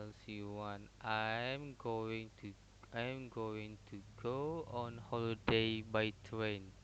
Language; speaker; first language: English; non-native, learner; Indonesian